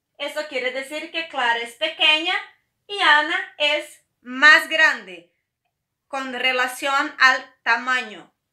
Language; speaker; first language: Spanish; non-native, fluent; Portuguese